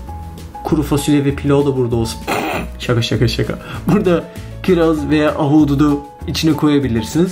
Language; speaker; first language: Turkish; non-native, fluent; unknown